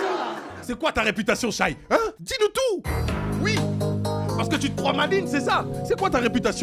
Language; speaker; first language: French; native; French